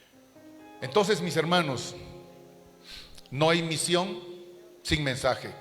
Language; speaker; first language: Spanish; native; Spanish